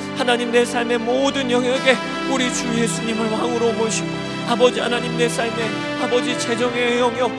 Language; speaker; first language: Korean; native; Korean